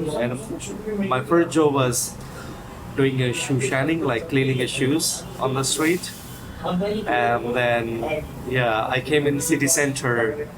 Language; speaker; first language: English; non-native, fluent; Hindi